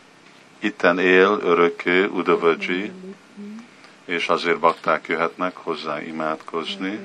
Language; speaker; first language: Hungarian; early bilingual, heritage; Hungarian